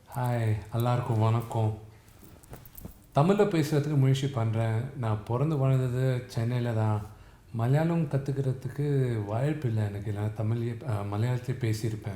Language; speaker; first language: Tamil; non-native, local second language; Telugu